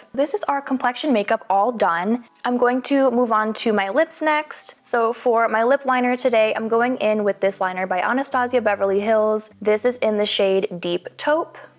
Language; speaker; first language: English; native; English